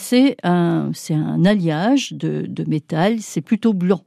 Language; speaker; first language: French; native; French